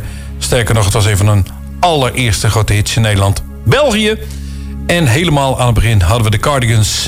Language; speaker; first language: Dutch; native; Dutch